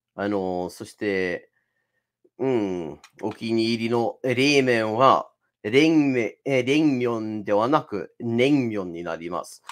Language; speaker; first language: Japanese; non-native, fluent; English